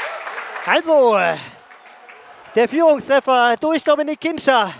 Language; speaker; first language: German; native; German